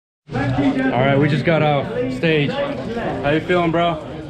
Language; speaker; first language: English; early bilingual, other home language; Spanish